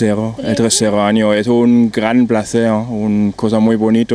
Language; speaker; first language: Spanish; non-native, learner; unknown